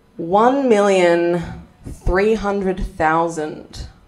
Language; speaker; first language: English; native; English